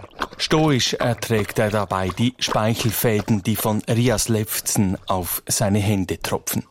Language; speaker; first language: German; native; German